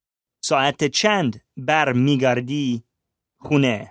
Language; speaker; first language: Persian; non-native, learner; English